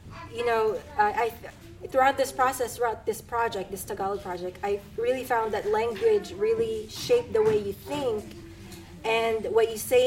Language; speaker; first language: English; non-native, local second language; Filipino